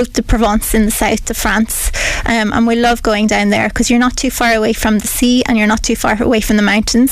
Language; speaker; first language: English; native; English